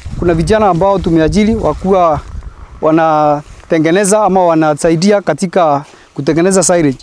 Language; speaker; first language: Swahili; non-native, local second language; Meru